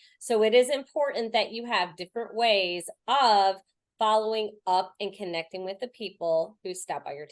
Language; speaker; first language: English; native; English